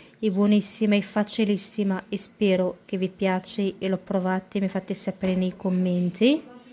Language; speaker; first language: Italian; non-native, fluent; Arabic